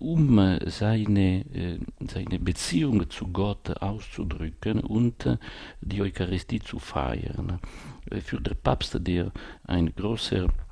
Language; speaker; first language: German; non-native, fluent; Italian